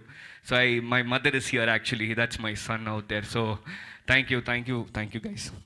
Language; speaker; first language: Telugu; early bilingual, heritage; Telugu